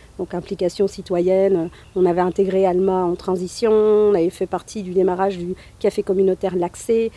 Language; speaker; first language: French; native; French